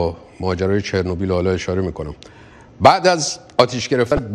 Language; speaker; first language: Persian; native; Persian